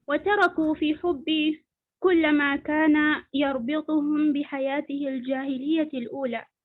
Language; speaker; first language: Arabic; non-native, learner; Urdu